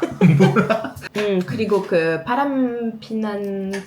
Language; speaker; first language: Korean; non-native, learner; French